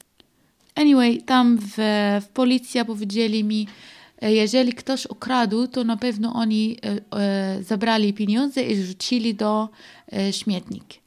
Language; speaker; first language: Polish; non-native, learner; Arabic